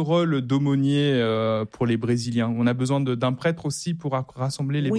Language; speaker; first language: French; native; French